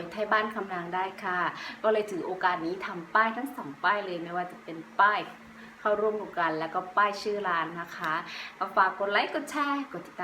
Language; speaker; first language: Thai; native; Thai